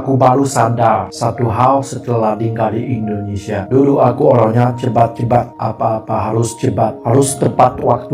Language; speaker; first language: Indonesian; non-native, fluent; Chinese